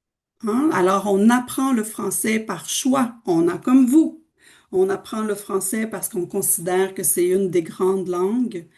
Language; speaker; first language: French; native; French